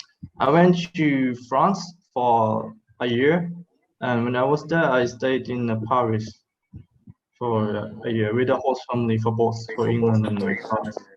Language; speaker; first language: English; non-native, fluent; Thai